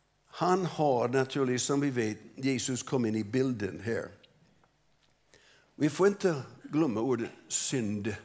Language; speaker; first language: Swedish; non-native, fluent; English